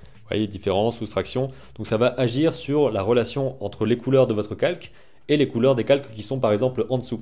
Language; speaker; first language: French; native; French